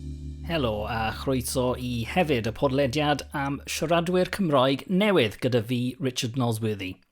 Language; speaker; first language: Welsh; non-native, local second language; English